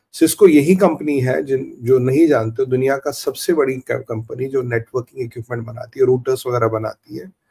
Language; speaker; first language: Hindi; native; Hindi